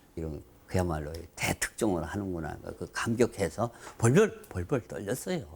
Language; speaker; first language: Korean; native; Korean